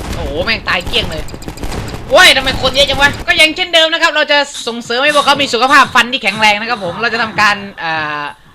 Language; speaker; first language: Thai; native; Thai